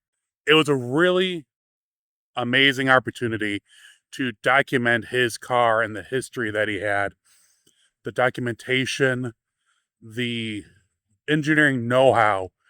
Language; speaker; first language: English; native; English